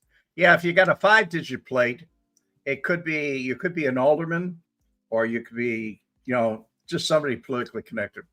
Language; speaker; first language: English; native; English